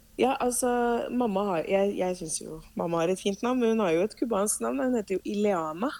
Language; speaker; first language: Norwegian; early bilingual, other home language; Spanish